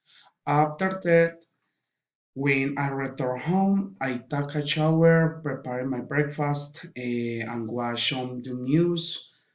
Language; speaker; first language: English; non-native, learner; Spanish